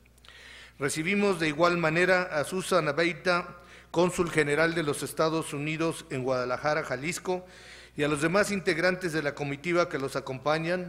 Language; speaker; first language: Spanish; native; Spanish